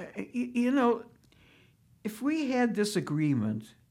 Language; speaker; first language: English; early bilingual, other home language; Yiddish